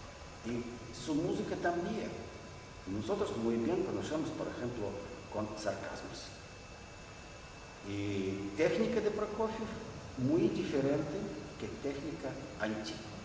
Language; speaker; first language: Spanish; non-native, learner; Russian